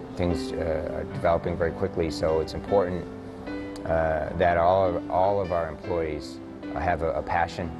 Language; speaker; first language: English; native; English